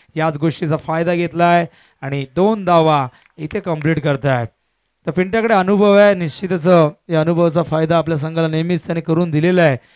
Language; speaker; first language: Marathi; native; Marathi